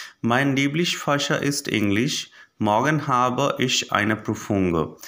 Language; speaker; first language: German; non-native, learner; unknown